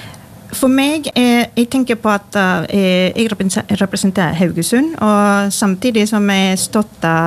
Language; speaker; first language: Norwegian; non-native, fluent; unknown